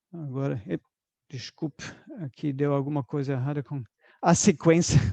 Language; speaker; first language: Portuguese; non-native, fluent; German